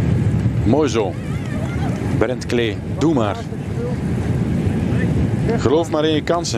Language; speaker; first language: Dutch; native; Dutch